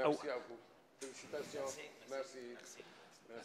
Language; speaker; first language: French; non-native, fluent; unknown